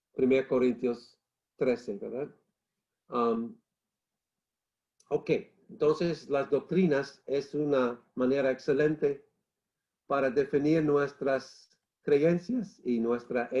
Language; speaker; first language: Spanish; non-native, fluent; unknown